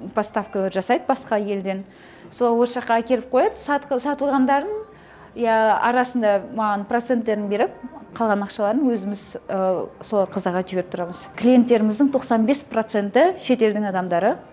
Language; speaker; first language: Kazakh; non-native, local second language; Russian